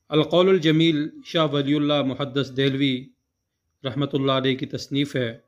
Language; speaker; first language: Urdu; native; Urdu